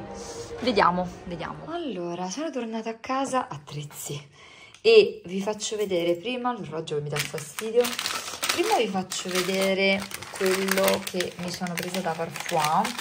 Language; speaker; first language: Italian; native; Italian